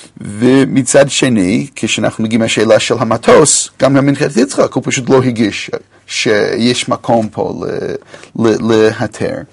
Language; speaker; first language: Hebrew; non-native, fluent; English